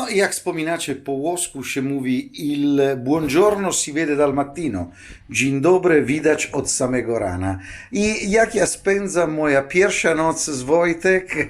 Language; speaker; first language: Polish; non-native, fluent; Italian